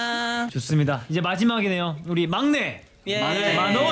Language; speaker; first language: Korean; native; Korean